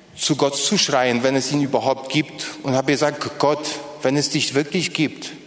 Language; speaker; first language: German; non-native, fluent; Polish